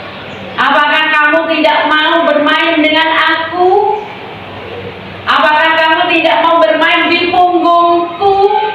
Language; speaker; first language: Indonesian; native; Indonesian